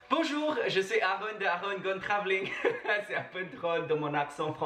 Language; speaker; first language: French; non-native, fluent; Chinese